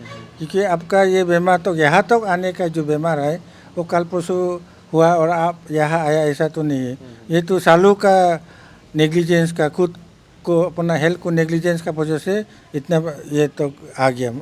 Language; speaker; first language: Hindi; non-native, local second language; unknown